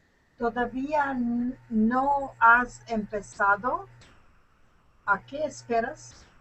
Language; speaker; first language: Spanish; non-native, learner; English